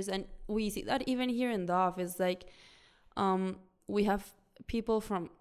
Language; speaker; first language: English; non-native, fluent; Spanish